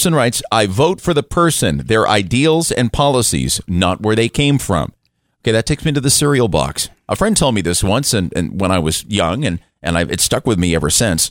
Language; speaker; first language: English; native; English